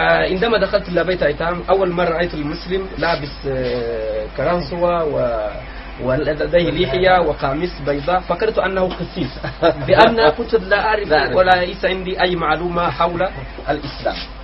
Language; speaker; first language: Arabic; non-native, fluent; Kinyarwanda